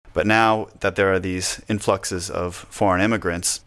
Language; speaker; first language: English; native; English